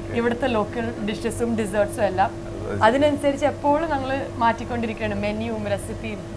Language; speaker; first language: Malayalam; early bilingual, heritage; Malayalam